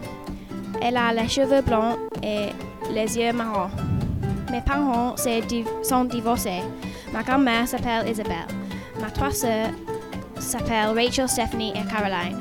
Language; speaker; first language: French; non-native, learner; English